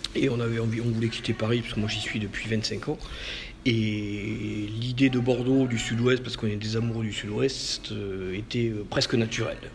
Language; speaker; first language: French; native; French